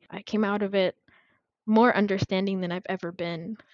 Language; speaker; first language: English; non-native, fluent; Amharic